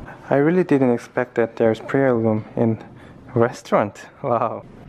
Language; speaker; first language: English; non-native, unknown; Korean